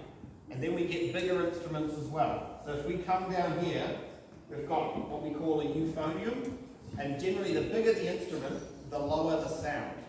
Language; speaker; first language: English; native; English